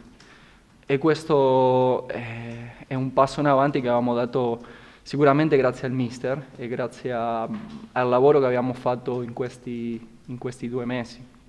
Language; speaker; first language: Italian; non-native, fluent; Spanish